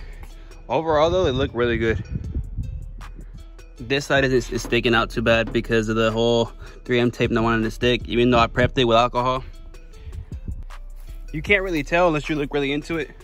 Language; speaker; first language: English; native; English